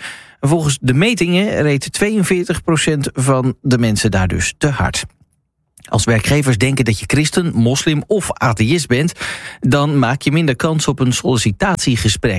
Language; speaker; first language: Dutch; native; Dutch